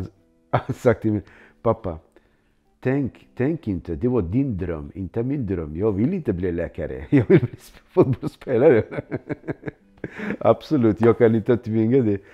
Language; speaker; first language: Swedish; non-native, learner; Persian